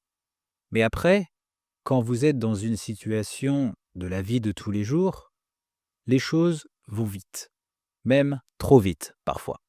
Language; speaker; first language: French; native; French